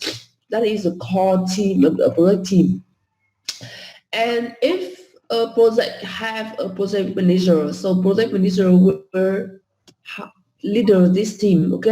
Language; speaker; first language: English; non-native, fluent; Vietnamese